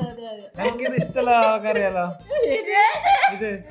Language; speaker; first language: Malayalam; native; Malayalam